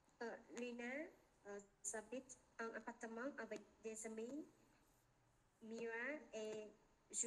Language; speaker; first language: French; non-native, learner; Khmer